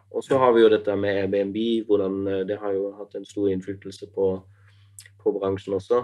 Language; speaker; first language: Norwegian; non-native, fluent; German